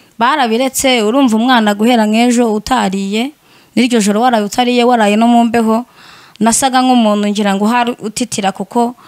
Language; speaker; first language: Kinyarwanda; native; Kinyarwanda